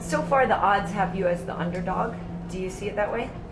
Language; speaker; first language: English; native; English